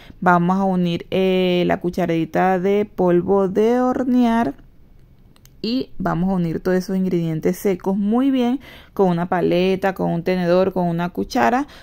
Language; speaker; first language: Spanish; native; Spanish